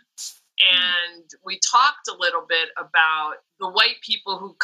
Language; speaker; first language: English; native; English